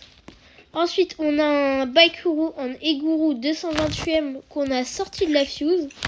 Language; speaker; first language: French; native; French